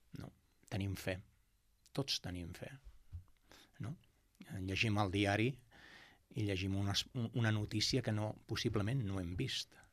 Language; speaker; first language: Catalan; non-native, local second language; Spanish